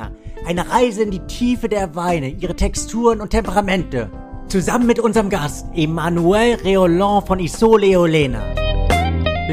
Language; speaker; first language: German; native; German